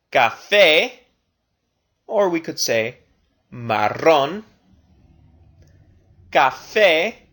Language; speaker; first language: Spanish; non-native, fluent; English